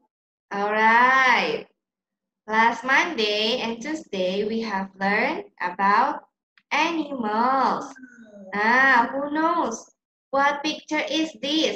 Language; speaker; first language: English; non-native, learner; Indonesian